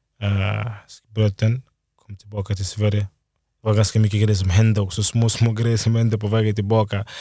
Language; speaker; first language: Swedish; early bilingual, other home language; Lingala